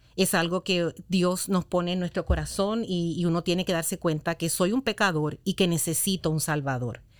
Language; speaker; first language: Spanish; native; Spanish